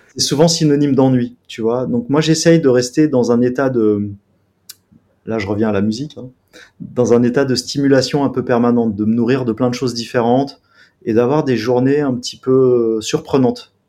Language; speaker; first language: French; native; French